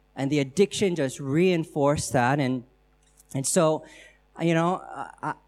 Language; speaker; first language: English; native; English